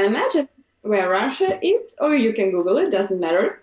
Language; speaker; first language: English; non-native, fluent; Russian